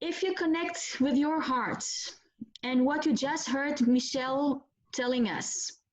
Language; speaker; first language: English; non-native, fluent; Dutch